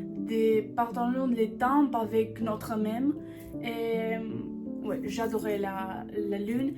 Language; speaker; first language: French; non-native, learner; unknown